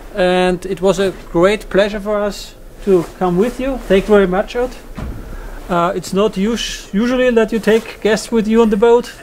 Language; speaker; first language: English; non-native, fluent; German